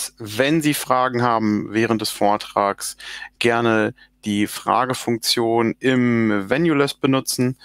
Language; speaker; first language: German; native; German